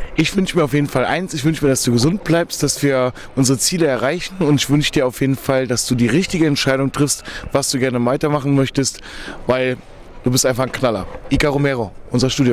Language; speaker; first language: German; native; German